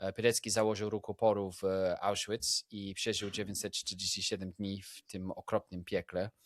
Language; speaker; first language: Polish; non-native, fluent; English